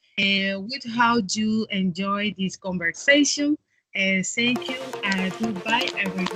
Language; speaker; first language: English; non-native, learner; Spanish